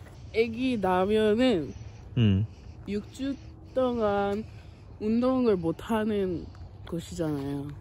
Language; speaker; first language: Korean; non-native, fluent; English